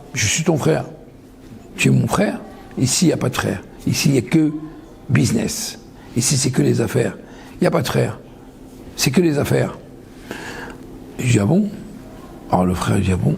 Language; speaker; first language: French; native; French